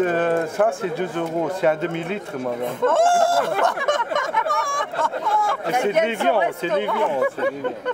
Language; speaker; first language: French; non-native, local second language; Luxembourgish